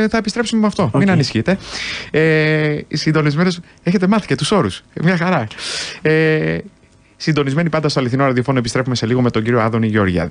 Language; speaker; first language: Greek; native; Greek